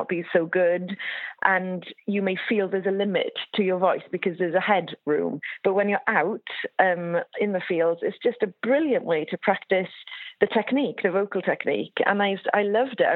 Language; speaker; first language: English; native; English